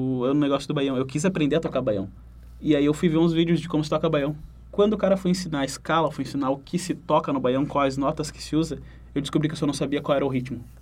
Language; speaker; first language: Portuguese; native; Portuguese